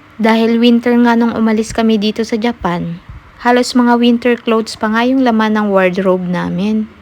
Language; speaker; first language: Filipino; native; Filipino